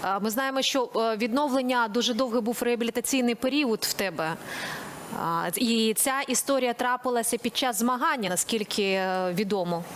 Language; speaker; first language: Ukrainian; native; Ukrainian